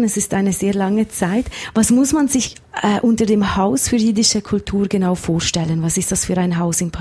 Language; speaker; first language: German; native; German